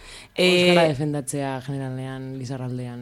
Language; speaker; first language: Basque; non-native, local second language; Spanish